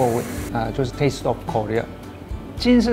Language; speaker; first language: Chinese; non-native, fluent; Korean